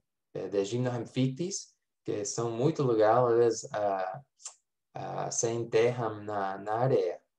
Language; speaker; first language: Portuguese; non-native, fluent; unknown